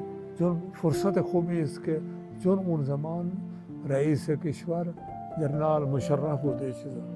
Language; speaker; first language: Persian; non-native, fluent; Urdu